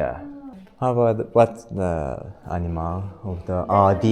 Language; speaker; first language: English; non-native, learner; Japanese